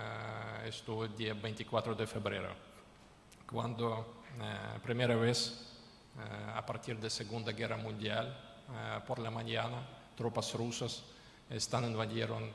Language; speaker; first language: Spanish; non-native, learner; Ukrainian